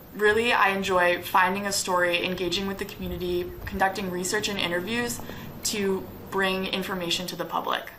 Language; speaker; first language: English; native; English